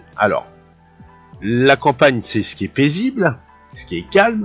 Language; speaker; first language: French; native; French